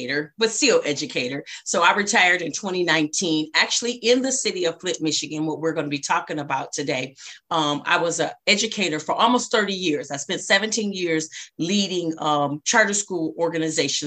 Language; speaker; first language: English; native; English